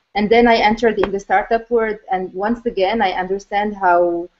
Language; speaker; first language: English; non-native, fluent; Arabic